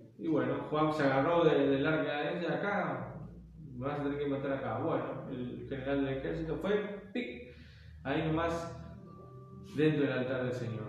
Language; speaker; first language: Spanish; native; Spanish